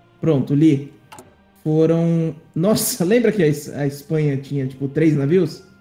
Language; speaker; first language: Portuguese; native; Portuguese